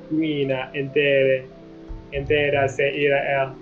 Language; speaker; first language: Spanish; non-native, learner; English